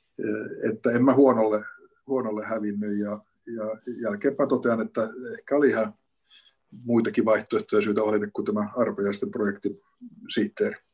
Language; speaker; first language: Finnish; native; Finnish